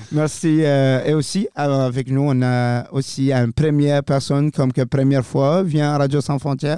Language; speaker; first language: French; non-native, fluent; Arabic